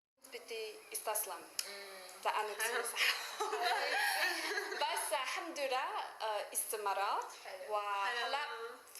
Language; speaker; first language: Arabic; non-native, fluent; Chinese